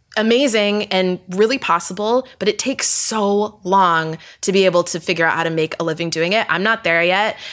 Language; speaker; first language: English; native; English